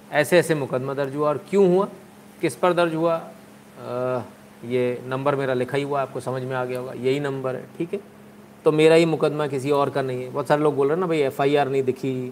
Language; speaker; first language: Hindi; native; Hindi